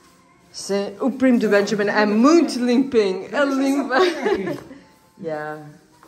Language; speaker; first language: Portuguese; early bilingual, heritage; Portuguese